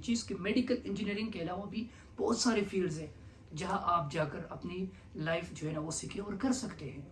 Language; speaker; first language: Urdu; non-native, local second language; Pashto